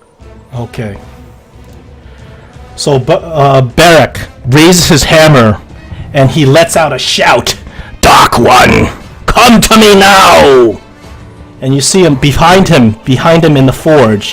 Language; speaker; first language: English; native; English